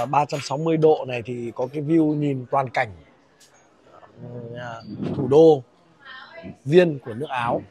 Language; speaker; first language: Vietnamese; native; Vietnamese